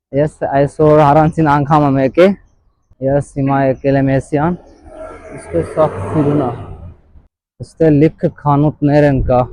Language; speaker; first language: Armenian; non-native, learner; Hindi